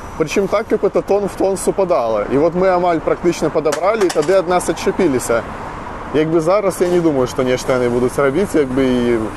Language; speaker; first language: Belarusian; non-native, local second language; Russian